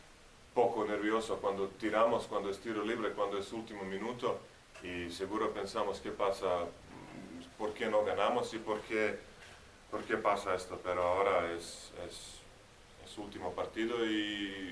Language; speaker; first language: Spanish; non-native, learner; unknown